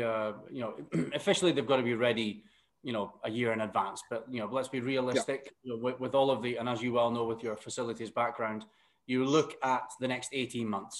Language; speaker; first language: English; native; English